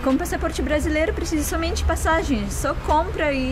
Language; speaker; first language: Portuguese; non-native, learner; Russian